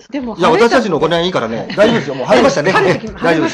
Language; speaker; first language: Japanese; native; Japanese